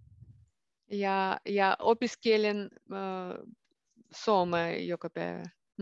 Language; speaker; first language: Finnish; non-native, learner; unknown